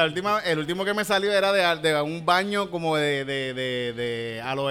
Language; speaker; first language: Spanish; native; Spanish